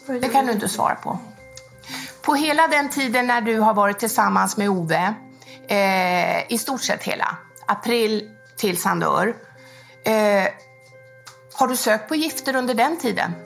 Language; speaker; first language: Swedish; native; Swedish